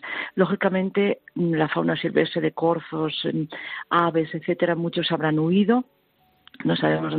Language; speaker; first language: Spanish; native; Spanish